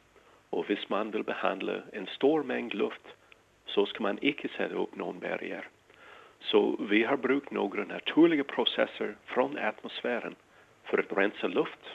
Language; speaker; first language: Danish; non-native, fluent; English